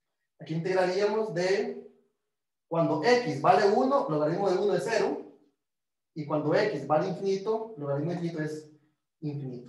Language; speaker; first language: Spanish; native; Spanish